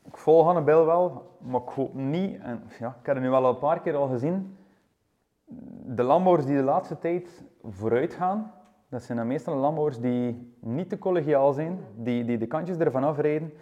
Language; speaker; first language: Dutch; native; Dutch